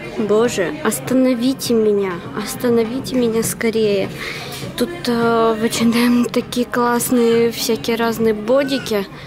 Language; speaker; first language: Russian; native; Russian